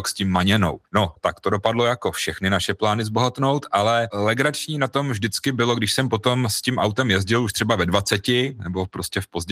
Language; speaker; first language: Czech; native; Czech